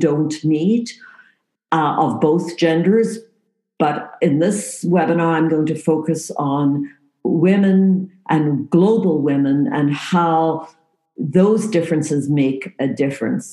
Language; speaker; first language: English; native; English